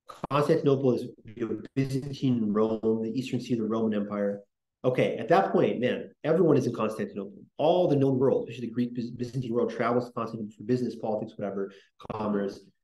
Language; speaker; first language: English; native; English